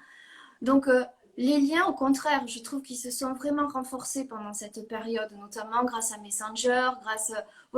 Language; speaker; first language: French; native; French